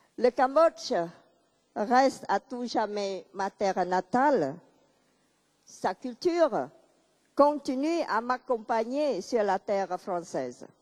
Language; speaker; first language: French; non-native, local second language; Khmer